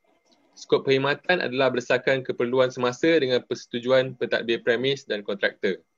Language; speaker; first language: Malay; native; Malay